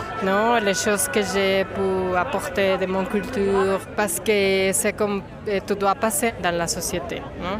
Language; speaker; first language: French; non-native, fluent; Spanish